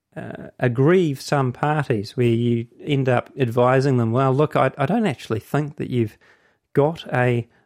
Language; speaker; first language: English; native; English